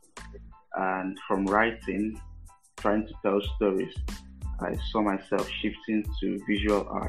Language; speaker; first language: English; non-native, local second language; Igbo